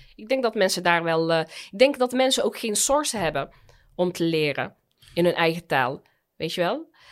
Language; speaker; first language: Dutch; early bilingual, other home language; Arabic